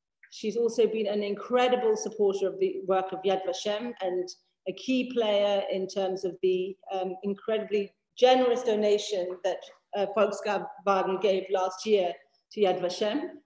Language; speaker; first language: English; native; English